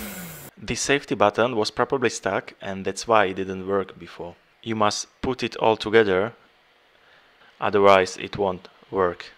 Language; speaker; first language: English; non-native, fluent; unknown